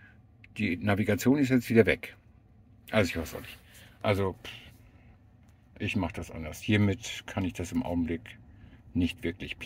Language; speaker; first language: German; native; German